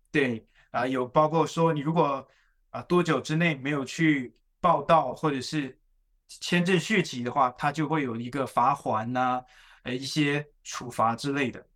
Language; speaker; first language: Chinese; native; Chinese